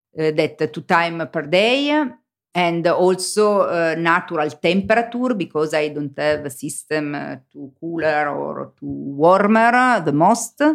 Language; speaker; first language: English; non-native, learner; Italian